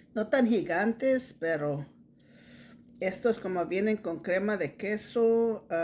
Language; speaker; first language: Spanish; early bilingual, heritage; Spanish